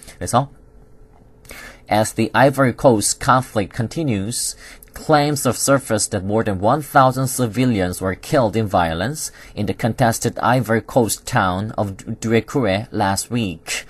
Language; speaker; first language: English; non-native, fluent; Korean